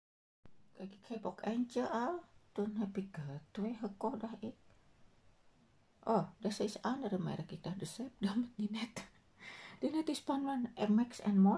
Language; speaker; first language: Dutch; non-native, learner; Indonesian